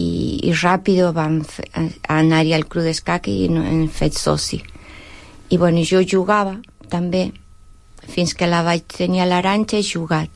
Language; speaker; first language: Catalan; non-native, learner; Spanish